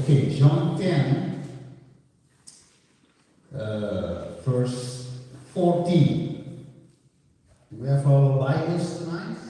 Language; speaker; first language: English; non-native, fluent; Dutch